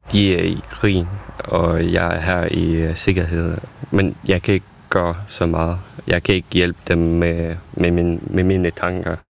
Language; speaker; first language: Danish; non-native, fluent; Ukrainian